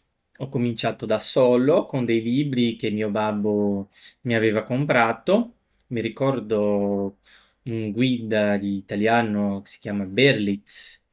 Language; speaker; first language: Italian; non-native, fluent; Portuguese